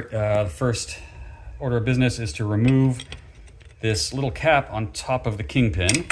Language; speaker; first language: English; native; English